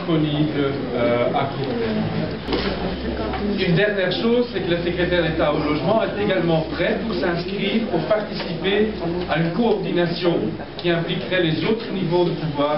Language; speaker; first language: French; native; French